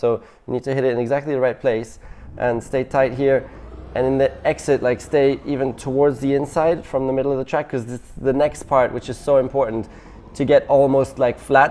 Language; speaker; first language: English; non-native, fluent; German